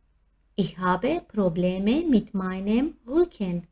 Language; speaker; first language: German; non-native, fluent; Persian